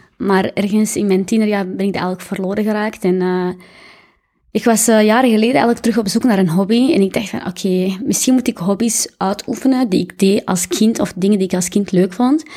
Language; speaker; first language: Dutch; early bilingual, other home language; Arabic